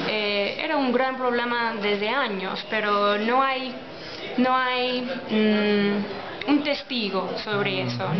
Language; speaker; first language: Spanish; non-native, learner; English